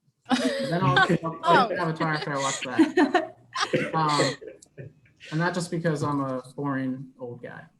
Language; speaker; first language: English; native; English